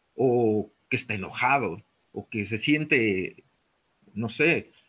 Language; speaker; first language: Spanish; native; Spanish